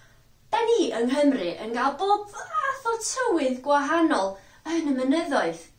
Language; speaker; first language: Welsh; native; Welsh